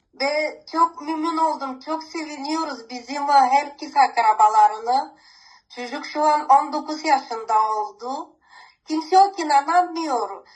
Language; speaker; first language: Turkish; non-native, learner; Greek